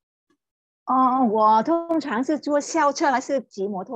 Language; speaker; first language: Chinese; non-native, fluent; Vietnamese